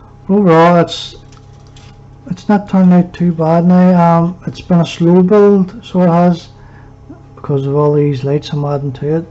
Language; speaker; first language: English; native; English